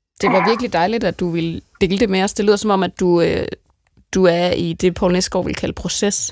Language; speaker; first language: Danish; native; Danish